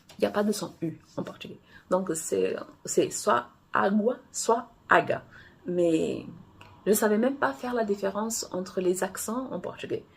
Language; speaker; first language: French; non-native, fluent; Portuguese